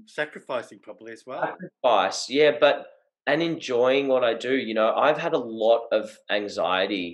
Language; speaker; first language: English; native; English